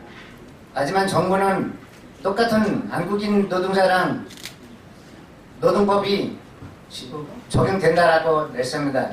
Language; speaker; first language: Korean; non-native, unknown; Nepali